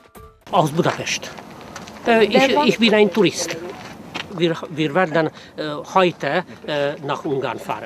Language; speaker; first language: German; non-native, learner; Hungarian